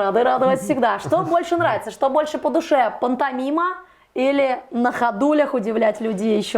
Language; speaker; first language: Russian; native; Russian